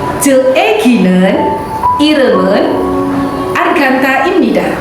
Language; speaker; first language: Korean; non-native, fluent; Indonesian